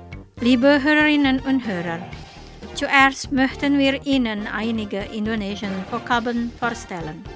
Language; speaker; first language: German; non-native, fluent; Indonesian